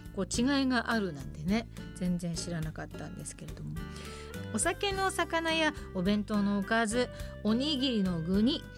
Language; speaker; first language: Japanese; native; Japanese